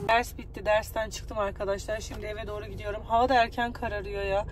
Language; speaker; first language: Turkish; native; Turkish